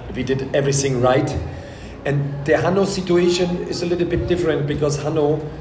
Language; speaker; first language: English; non-native, fluent; German